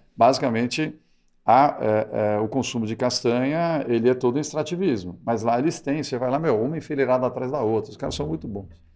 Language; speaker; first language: Portuguese; early bilingual, other home language; Spanish